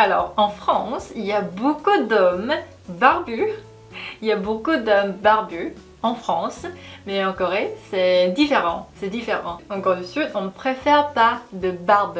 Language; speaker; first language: French; non-native, fluent; Korean